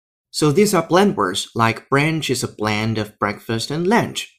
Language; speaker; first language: English; non-native, fluent; Chinese